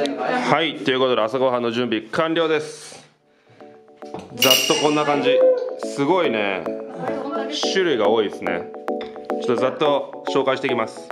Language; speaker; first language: Japanese; native; Japanese